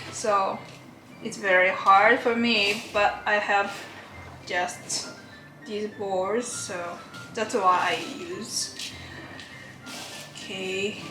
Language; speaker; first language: English; non-native, learner; Japanese